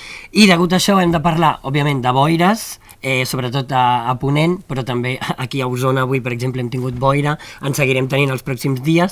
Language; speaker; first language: Catalan; native; Catalan